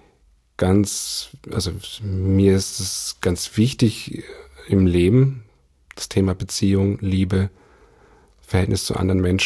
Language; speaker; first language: German; native; German